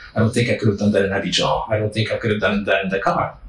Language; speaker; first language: English; non-native, fluent; French